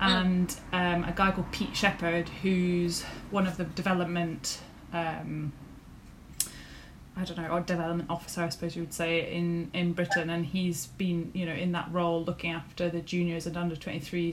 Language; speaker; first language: English; native; English